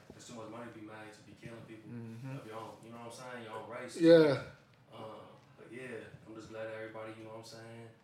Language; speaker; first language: English; native; English